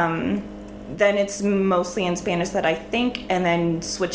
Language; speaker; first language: English; early bilingual, other home language; Spanish